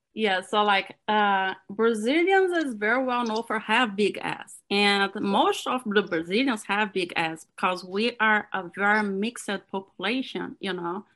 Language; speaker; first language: English; non-native, fluent; Portuguese